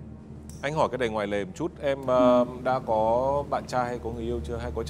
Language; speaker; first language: Vietnamese; native; Vietnamese